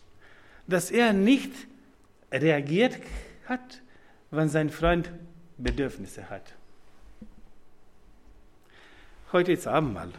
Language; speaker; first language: German; non-native, fluent; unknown